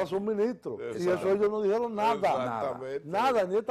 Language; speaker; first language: Spanish; native; Spanish